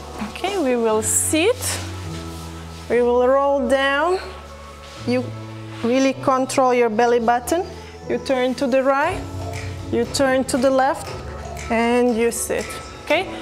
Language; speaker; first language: English; non-native, fluent; Hungarian